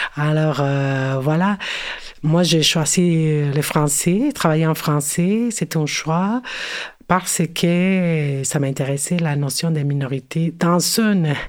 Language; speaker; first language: French; non-native, fluent; Spanish